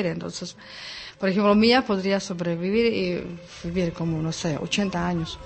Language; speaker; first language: Spanish; non-native, fluent; Czech